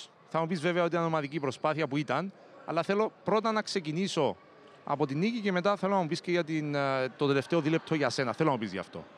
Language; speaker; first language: Greek; native; Greek